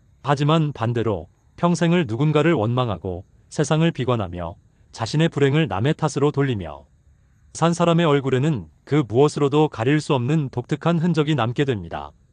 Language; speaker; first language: Korean; native; Korean